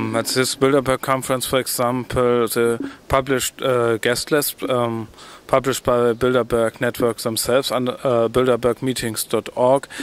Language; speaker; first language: English; non-native, fluent; German